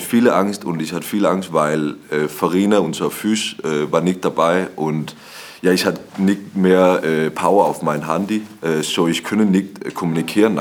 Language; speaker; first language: German; non-native, learner; Danish